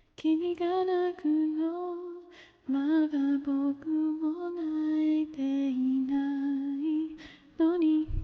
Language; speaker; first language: Japanese; non-native, learner; English